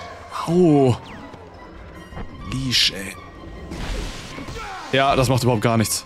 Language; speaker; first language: German; native; German